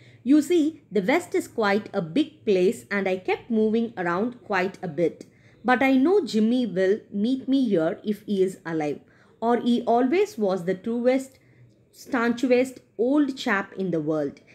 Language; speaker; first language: English; non-native, local second language; Tamil